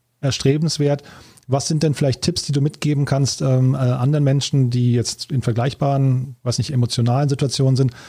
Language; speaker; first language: German; native; German